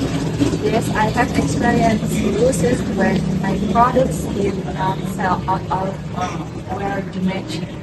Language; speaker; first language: English; non-native, learner; Indonesian